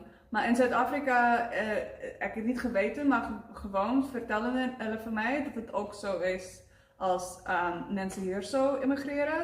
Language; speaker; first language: Dutch; non-native, learner; Afrikaans